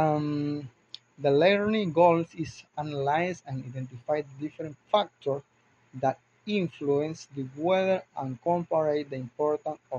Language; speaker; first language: English; non-native, learner; Spanish